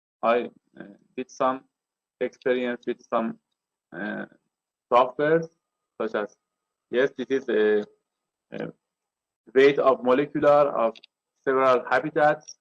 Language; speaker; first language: English; non-native, learner; Persian